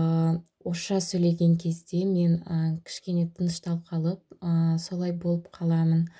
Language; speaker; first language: Kazakh; non-native, local second language; Russian